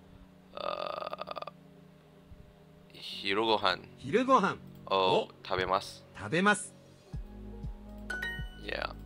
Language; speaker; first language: Japanese; non-native, learner; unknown